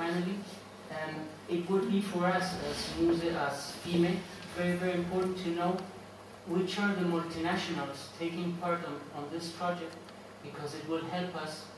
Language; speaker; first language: English; non-native, fluent; Spanish